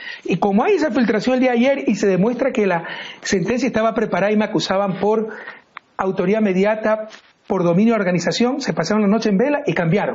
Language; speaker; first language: Spanish; native; Spanish